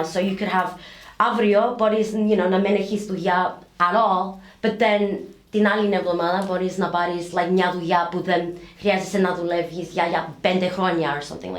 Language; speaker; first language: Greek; early bilingual, heritage; English